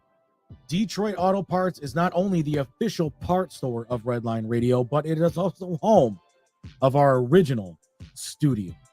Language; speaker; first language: English; native; English